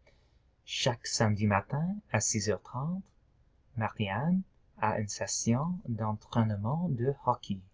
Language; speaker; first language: French; non-native, local second language; English